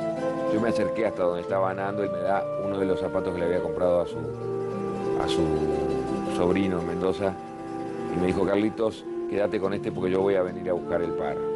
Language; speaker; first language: Spanish; native; Spanish